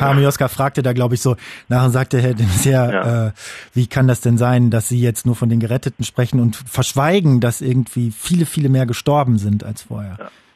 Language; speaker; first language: German; native; German